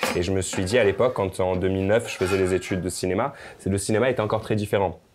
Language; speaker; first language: French; native; French